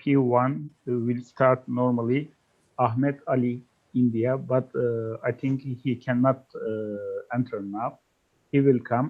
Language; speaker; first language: English; non-native, learner; Turkish